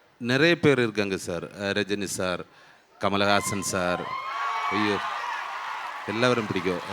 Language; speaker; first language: Tamil; non-native, learner; Malayalam